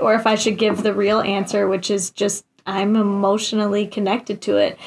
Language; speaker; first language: English; native; English